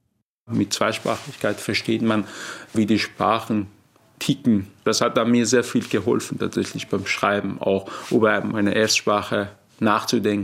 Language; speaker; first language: German; non-native, fluent; Persian